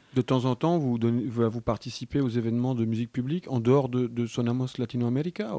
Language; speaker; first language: French; native; French